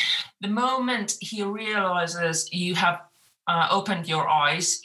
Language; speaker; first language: English; non-native, fluent; Finnish